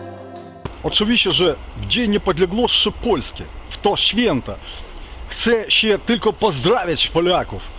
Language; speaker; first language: Polish; non-native, learner; Ukrainian